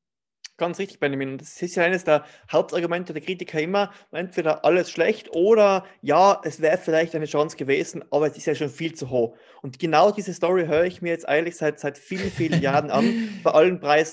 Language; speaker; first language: German; native; German